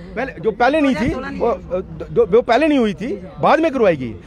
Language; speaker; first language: Hindi; native; Hindi